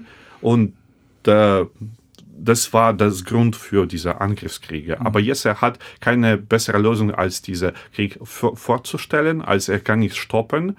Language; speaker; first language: German; non-native, fluent; Russian